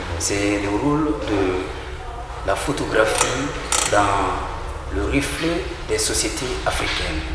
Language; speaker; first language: French; non-native, local second language; Bambara